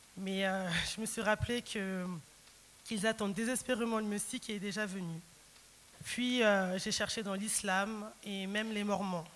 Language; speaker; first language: French; early bilingual, other home language; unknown